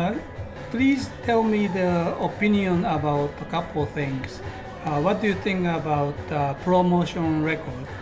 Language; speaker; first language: English; non-native, learner; Japanese